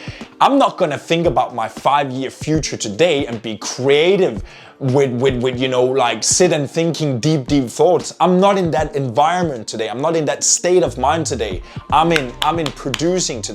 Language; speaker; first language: English; non-native, fluent; Danish